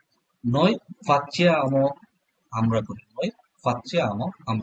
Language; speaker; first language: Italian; non-native, fluent; Bangla